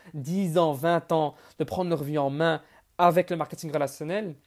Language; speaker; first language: French; native; French